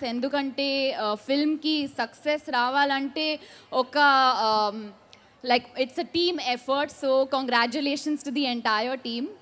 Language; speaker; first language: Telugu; non-native, learner; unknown